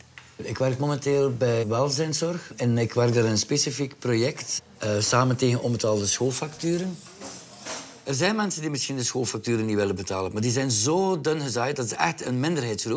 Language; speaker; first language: Dutch; native; Dutch